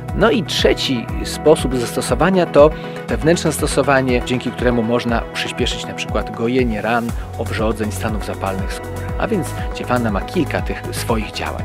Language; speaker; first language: Polish; native; Polish